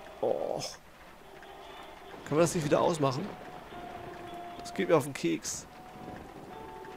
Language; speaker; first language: German; native; German